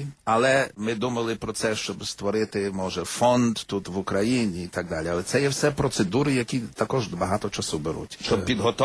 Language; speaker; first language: Ukrainian; early bilingual, heritage; Ukrainian